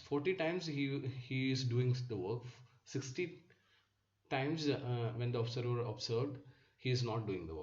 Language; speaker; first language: English; non-native, local second language; Malayalam